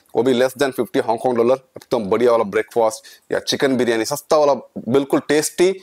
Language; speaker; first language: Hindi; non-native, local second language; Kannada